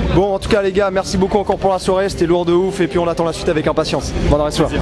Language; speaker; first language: French; native; French